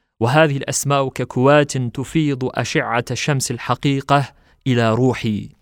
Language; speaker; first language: Arabic; non-native, fluent; Turkish